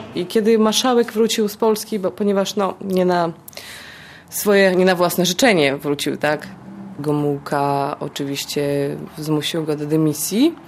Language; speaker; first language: Polish; non-native, fluent; Russian